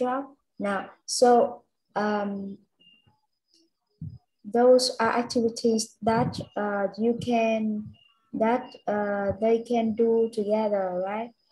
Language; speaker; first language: English; non-native, learner; Vietnamese